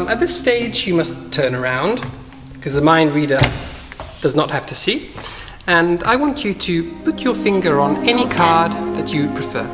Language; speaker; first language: English; non-native, fluent; German